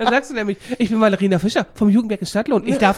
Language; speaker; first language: German; native; German